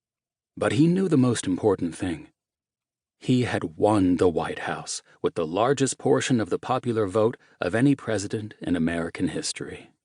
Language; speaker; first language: English; native; English